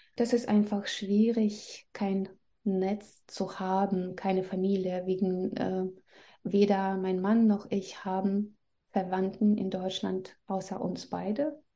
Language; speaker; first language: German; non-native, fluent; Russian